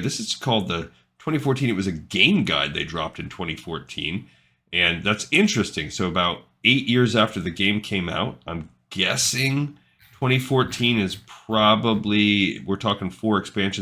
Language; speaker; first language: English; native; English